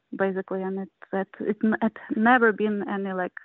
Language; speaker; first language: English; non-native, learner; Ukrainian